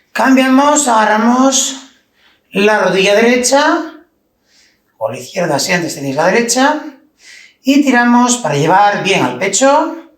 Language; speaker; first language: Spanish; native; Spanish